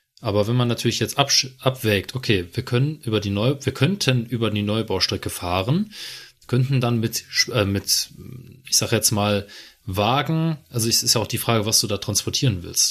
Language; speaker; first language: German; native; German